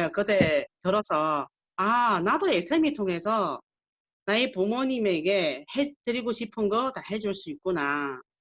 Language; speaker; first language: Korean; non-native, learner; Chinese